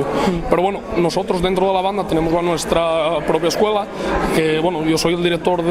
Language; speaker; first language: Spanish; native; Spanish